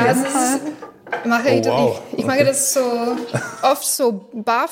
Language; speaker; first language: German; non-native, learner; English